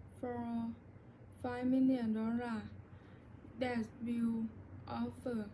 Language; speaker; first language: English; non-native, learner; Thai